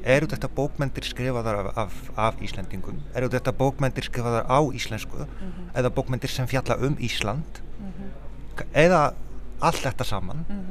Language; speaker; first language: Icelandic; non-native, fluent; Polish